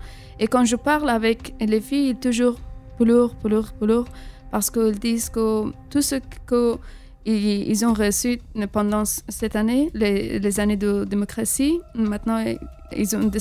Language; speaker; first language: French; non-native, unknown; Persian